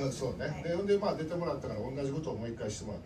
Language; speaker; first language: Japanese; native; Japanese